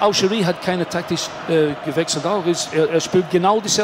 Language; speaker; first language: German; non-native, learner; English